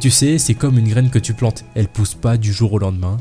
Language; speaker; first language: French; native; French